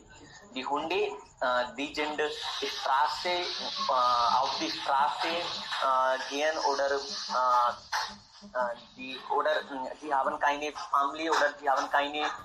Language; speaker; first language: German; non-native, learner; Hindi